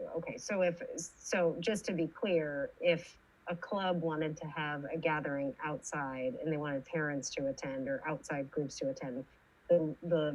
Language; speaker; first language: English; native; English